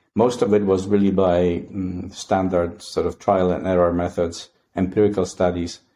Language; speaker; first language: English; non-native, fluent; Polish